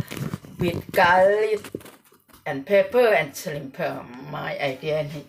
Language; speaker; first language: English; non-native, learner; Thai